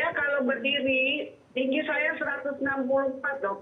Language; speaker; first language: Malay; non-native, local second language; Sundanese